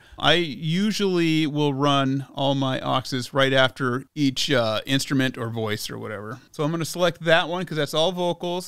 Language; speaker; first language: English; native; English